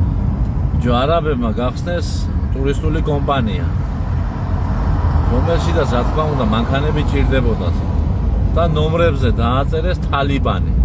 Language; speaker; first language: Georgian; native; Georgian